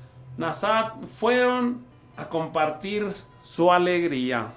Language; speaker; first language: Spanish; native; Spanish